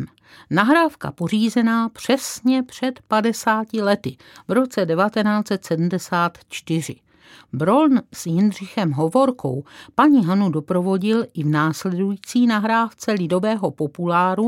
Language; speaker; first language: Czech; native; Czech